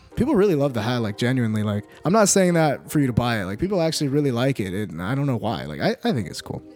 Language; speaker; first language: English; native; English